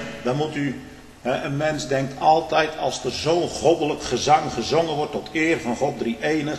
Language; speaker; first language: Dutch; native; Dutch